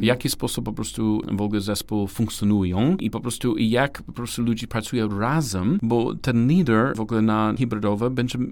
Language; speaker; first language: Polish; non-native, learner; English